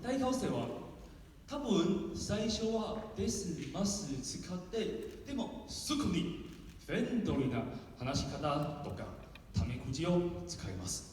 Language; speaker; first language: Japanese; non-native, learner; Min Nan Chinese